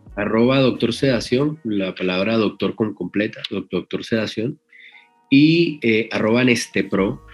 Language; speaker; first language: Spanish; native; Spanish